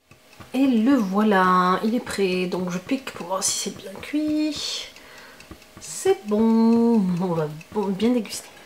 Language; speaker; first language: French; native; French